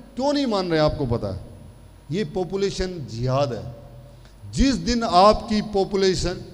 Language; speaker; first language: Hindi; native; Hindi